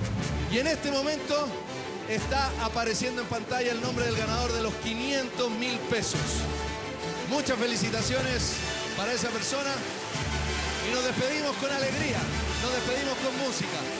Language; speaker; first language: Spanish; native; Spanish